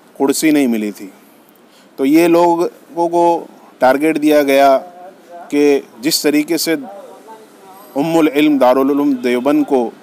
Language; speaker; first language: Urdu; native; Urdu